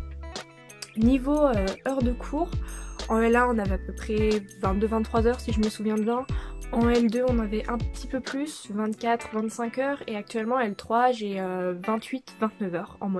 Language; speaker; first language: French; native; French